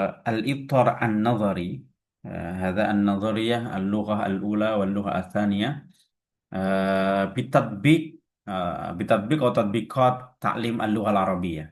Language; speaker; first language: Arabic; non-native, fluent; Indonesian